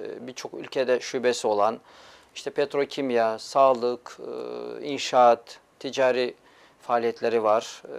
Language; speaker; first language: Turkish; early bilingual, heritage; Turkish